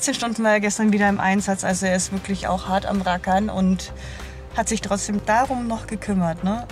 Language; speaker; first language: German; native; German